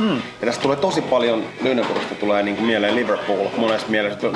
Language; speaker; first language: Finnish; native; Finnish